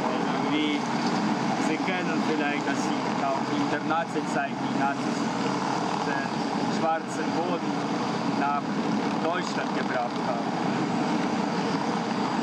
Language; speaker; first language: German; non-native, fluent; Ukrainian